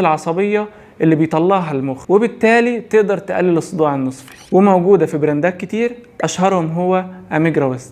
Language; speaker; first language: Arabic; native; Arabic